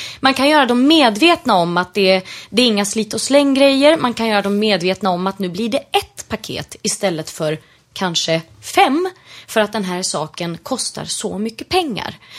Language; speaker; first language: Swedish; native; Swedish